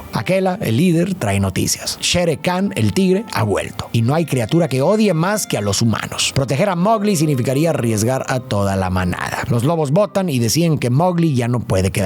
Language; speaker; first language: Spanish; native; Spanish